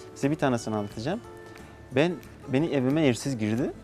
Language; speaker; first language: Turkish; non-native, fluent; Persian